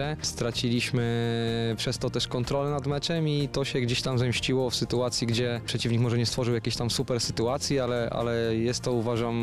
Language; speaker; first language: Polish; native; Polish